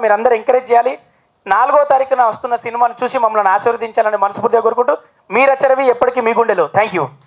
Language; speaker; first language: Telugu; native; Telugu